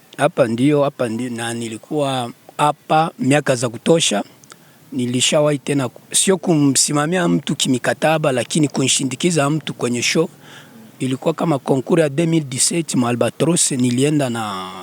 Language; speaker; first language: Swahili; native; Swahili